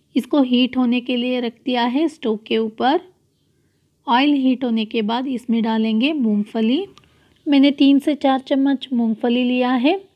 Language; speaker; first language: Hindi; non-native, local second language; Kannada